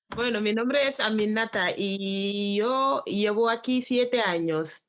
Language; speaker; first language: Spanish; non-native, learner; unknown